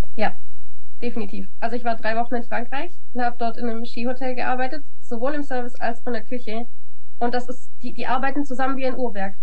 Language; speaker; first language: German; native; German